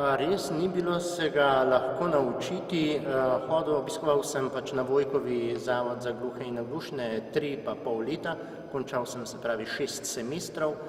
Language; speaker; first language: Slovenian; non-native, fluent; Czech